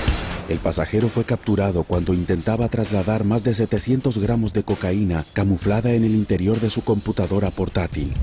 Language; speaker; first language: Spanish; native; Spanish